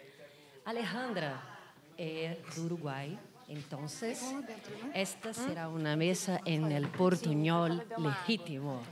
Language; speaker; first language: Spanish; non-native, learner; Portuguese